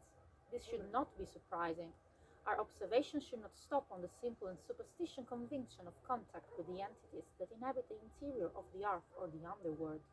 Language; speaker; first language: English; non-native, fluent; Italian